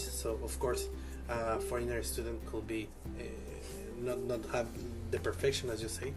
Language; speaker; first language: English; non-native, fluent; Spanish